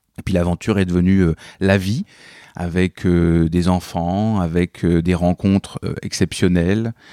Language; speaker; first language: French; native; French